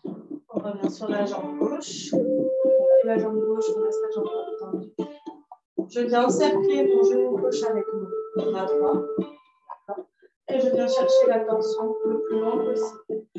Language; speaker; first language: French; native; French